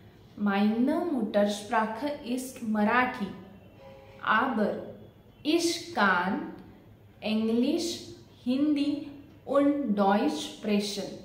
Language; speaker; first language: German; non-native, fluent; Marathi